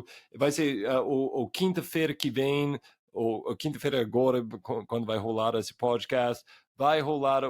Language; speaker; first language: Portuguese; non-native, fluent; English